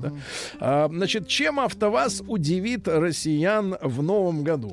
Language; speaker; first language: Russian; native; Russian